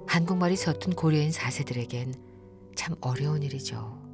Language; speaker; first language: Korean; native; Korean